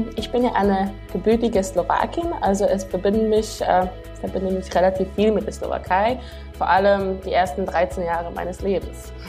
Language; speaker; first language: German; non-native, fluent; Slovak